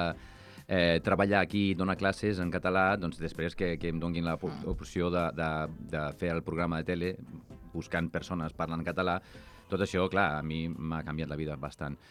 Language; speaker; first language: Catalan; non-native, fluent; Icelandic